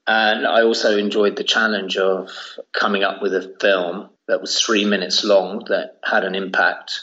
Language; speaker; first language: English; native; English